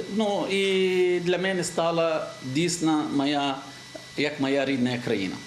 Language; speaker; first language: Ukrainian; non-native, fluent; Arabic